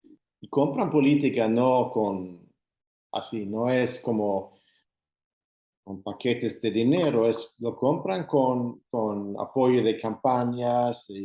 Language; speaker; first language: Spanish; non-native, fluent; Swedish